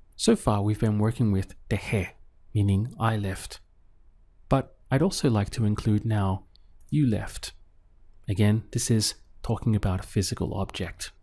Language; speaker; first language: English; native; English